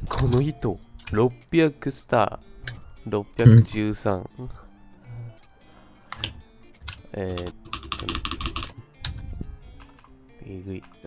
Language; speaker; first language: Japanese; non-native, learner; Chinese